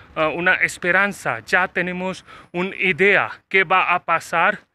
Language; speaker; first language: Spanish; non-native, fluent; Hindi